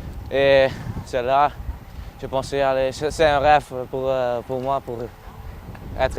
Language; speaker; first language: French; non-native, learner; Dutch